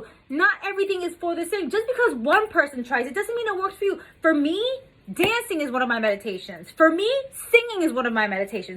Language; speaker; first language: English; native; English